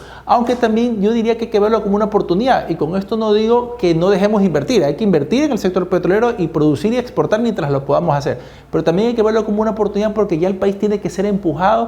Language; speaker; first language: Spanish; native; Spanish